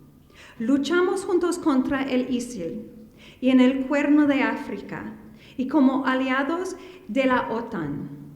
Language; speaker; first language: Spanish; non-native, fluent; English